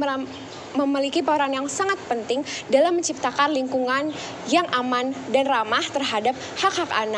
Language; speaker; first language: Indonesian; native; Indonesian